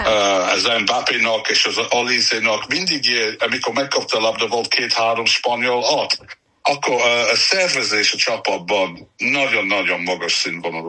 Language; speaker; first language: Hungarian; non-native, learner; English